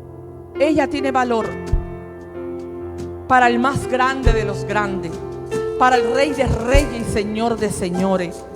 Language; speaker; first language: Spanish; native; Spanish